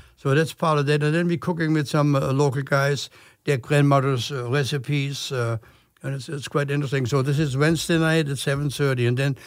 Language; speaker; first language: English; non-native, fluent; German